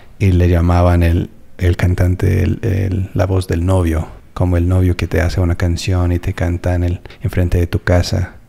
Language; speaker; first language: Spanish; non-native, fluent; English